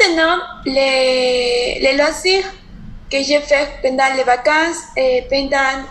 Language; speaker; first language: French; non-native, learner; Spanish